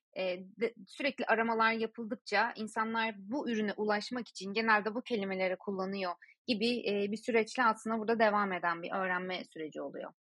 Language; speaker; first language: Turkish; native; Turkish